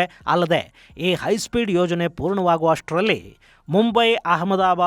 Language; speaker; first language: Kannada; native; Kannada